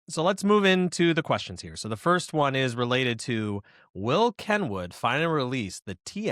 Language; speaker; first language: English; native; English